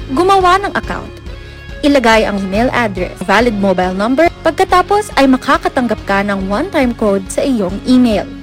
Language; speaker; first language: Filipino; native; Filipino